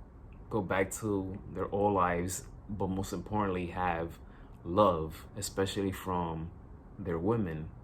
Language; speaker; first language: English; native; English